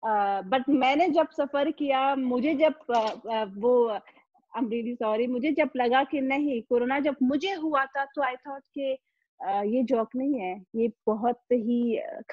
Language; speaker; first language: Hindi; non-native, fluent; Pashto